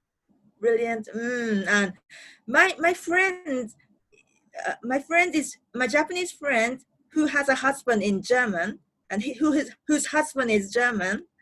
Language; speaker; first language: English; non-native, learner; Japanese